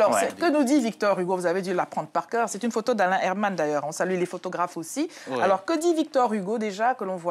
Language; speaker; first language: French; native; French